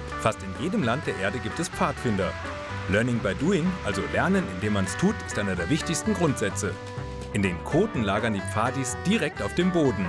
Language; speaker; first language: German; native; German